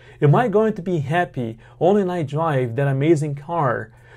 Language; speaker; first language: English; non-native, fluent; Portuguese